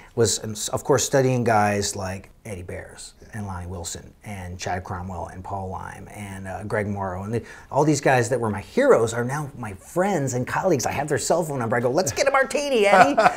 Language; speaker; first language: English; native; English